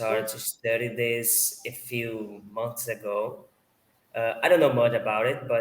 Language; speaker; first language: English; non-native, fluent; Portuguese